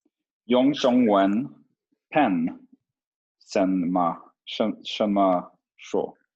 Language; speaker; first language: Chinese; non-native, learner; Swedish